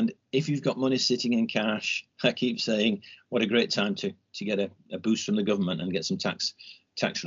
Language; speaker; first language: English; native; English